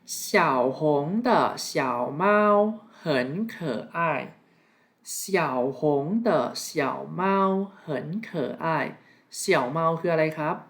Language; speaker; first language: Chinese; non-native, fluent; Thai